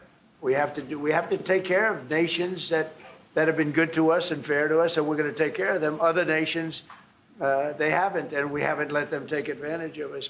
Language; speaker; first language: English; native; English